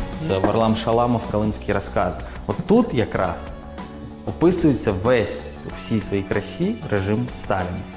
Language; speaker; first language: Ukrainian; non-native, local second language; Russian